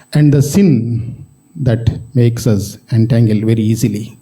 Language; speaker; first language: English; non-native, local second language; Telugu